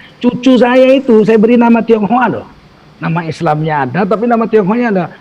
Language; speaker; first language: Indonesian; native; Indonesian